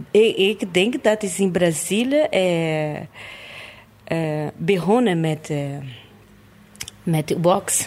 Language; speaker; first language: Dutch; non-native, learner; Portuguese